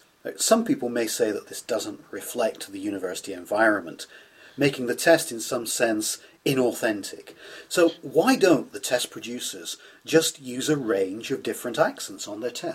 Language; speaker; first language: English; native; English